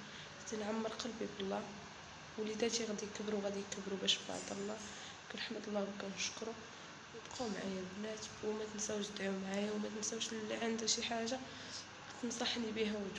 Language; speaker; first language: Arabic; native; Arabic